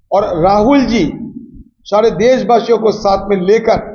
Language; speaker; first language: Hindi; non-native, local second language; Bangla